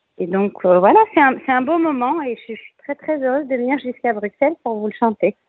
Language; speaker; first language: French; native; French